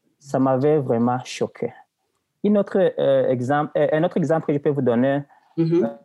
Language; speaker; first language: French; non-native, local second language; Rundi